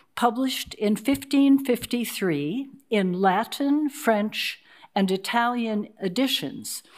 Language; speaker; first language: English; native; English